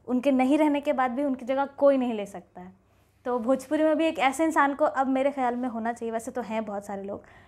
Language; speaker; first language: Hindi; native; Hindi